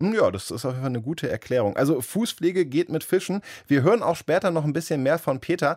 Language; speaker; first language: German; native; German